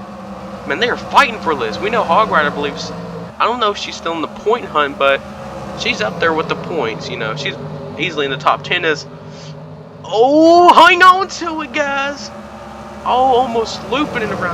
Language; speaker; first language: English; native; English